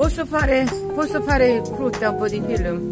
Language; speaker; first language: Italian; non-native, learner; Korean